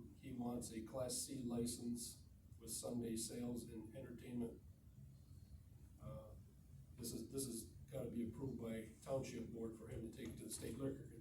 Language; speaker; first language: English; native; English